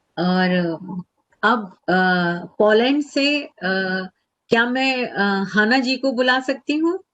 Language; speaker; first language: Hindi; native; Hindi